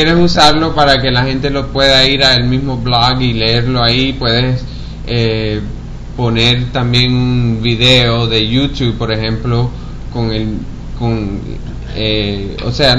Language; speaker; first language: Spanish; early bilingual, heritage; Spanish